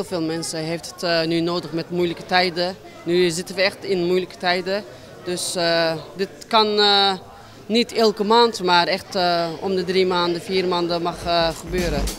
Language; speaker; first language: Dutch; non-native, local second language; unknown